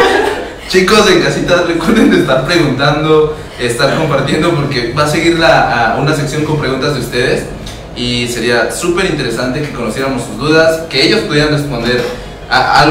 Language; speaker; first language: Spanish; native; Spanish